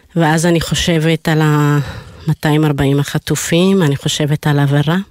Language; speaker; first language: Hebrew; early bilingual, other home language; Amharic